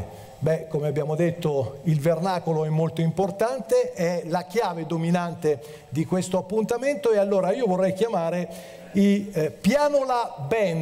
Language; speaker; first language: Italian; native; Italian